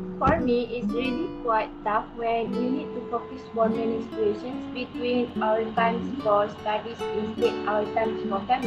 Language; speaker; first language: English; non-native, learner; Malay